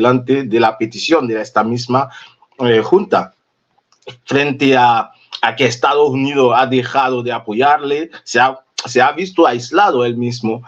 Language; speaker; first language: Spanish; non-native, fluent; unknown